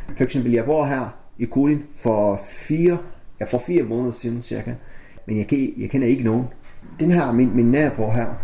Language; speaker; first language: Danish; non-native, learner; Arabic